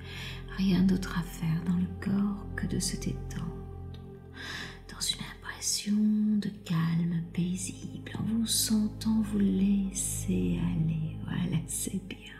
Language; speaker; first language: French; native; French